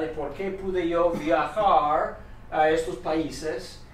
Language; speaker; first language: Spanish; non-native, fluent; English